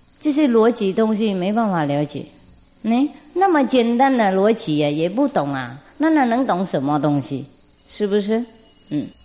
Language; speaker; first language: Chinese; non-native, fluent; Vietnamese